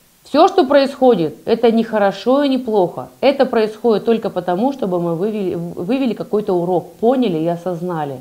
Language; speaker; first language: Russian; native; Russian